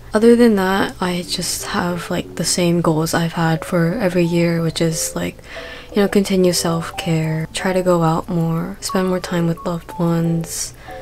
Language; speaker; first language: English; early bilingual, other home language; Japanese